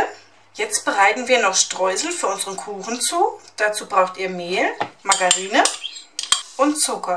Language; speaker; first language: German; native; German